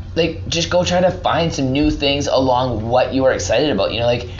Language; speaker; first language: English; native; English